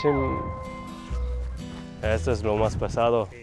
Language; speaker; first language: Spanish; non-native, learner; Korean